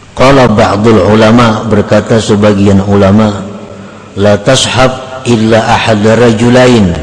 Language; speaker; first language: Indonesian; non-native, local second language; Banjar